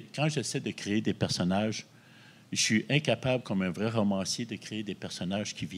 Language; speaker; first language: French; native; French